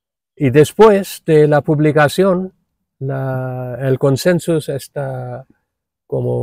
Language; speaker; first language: Spanish; non-native, fluent; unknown